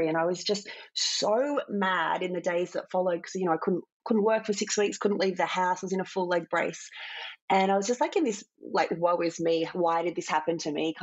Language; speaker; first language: English; native; English